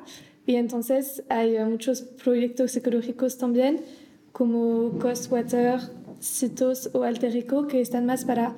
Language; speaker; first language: Spanish; non-native, learner; French